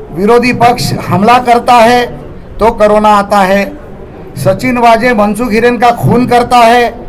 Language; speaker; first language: Hindi; non-native, local second language; Marathi